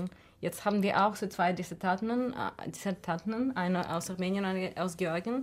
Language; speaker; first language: German; non-native, fluent; Russian